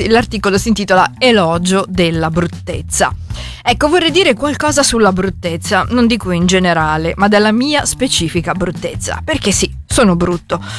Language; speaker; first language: Italian; native; Italian